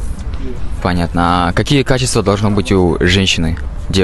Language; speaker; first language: Russian; non-native, local second language; Kazakh